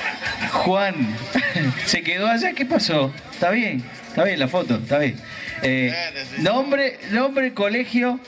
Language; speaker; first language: Spanish; native; Spanish